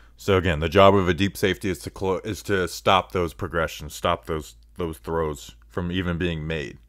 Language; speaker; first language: English; native; English